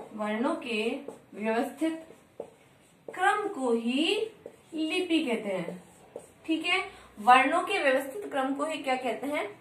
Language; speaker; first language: Hindi; native; Hindi